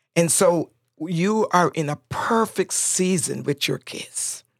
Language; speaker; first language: English; non-native, fluent; Spanish